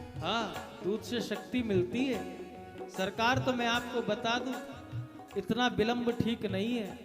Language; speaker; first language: Hindi; native; Hindi